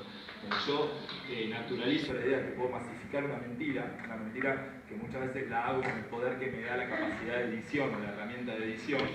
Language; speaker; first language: Spanish; native; Spanish